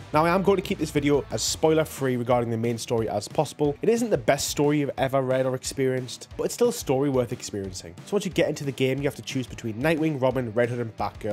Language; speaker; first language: English; native; English